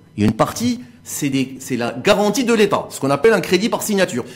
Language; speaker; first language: French; non-native, local second language; Arabic